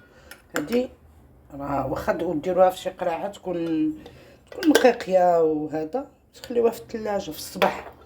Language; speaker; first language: Arabic; native; Arabic